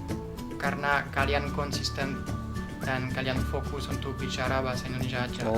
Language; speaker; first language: Indonesian; non-native, fluent; French